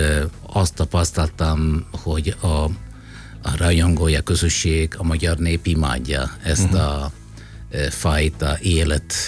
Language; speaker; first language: Hungarian; non-native, fluent; Italian